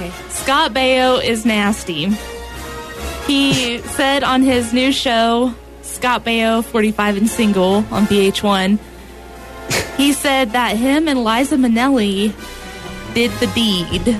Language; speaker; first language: English; native; English